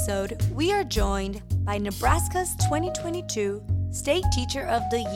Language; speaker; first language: English; early bilingual, other home language; Spanish